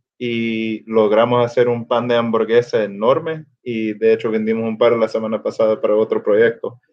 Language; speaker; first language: Spanish; early bilingual, other home language; English